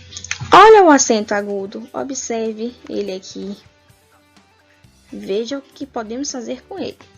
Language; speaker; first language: Portuguese; native; Portuguese